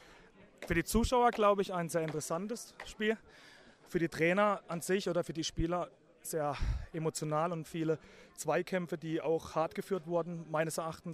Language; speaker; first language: German; native; German